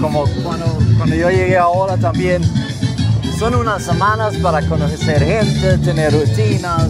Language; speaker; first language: Spanish; non-native, fluent; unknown